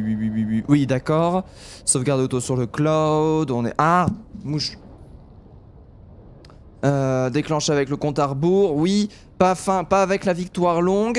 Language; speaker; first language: French; native; French